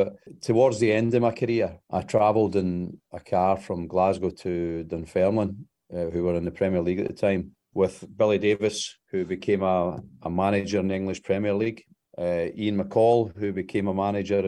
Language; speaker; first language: English; native; English